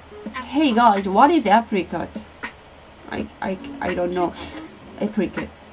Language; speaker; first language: English; non-native, learner; Korean